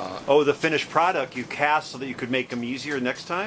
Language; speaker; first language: English; native; English